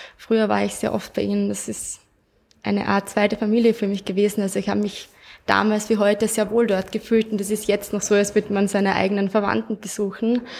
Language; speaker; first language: German; native; German